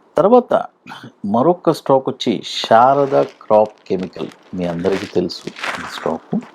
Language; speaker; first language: Telugu; native; Telugu